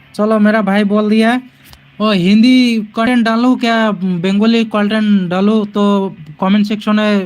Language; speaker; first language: Hindi; non-native, local second language; Bangla